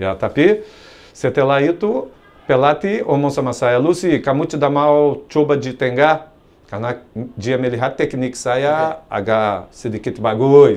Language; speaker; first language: Indonesian; non-native, fluent; Portuguese